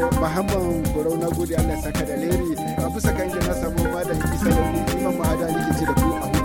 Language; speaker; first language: Hausa; native; Hausa